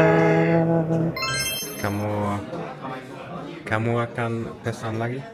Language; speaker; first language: Indonesian; non-native, learner; German